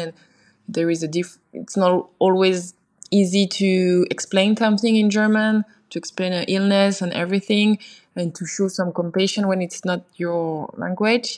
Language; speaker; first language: English; non-native, fluent; French